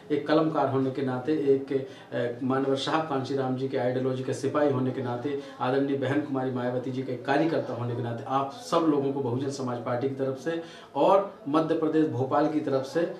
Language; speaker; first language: Hindi; native; Hindi